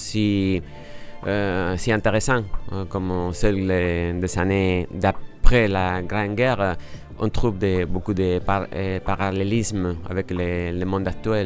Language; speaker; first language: French; non-native, fluent; Spanish